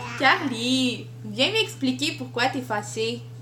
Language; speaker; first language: French; native; French